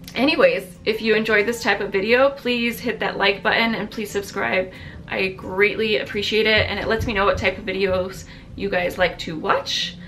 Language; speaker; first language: English; early bilingual, other home language; Italian